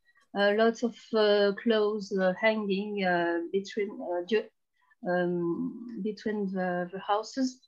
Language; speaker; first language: English; non-native, learner; French